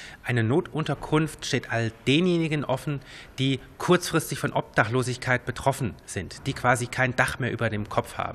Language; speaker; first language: German; native; German